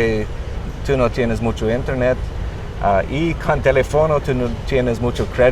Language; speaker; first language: Spanish; non-native, learner; English